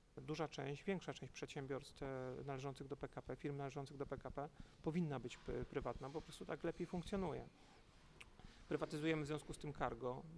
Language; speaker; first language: Polish; native; Polish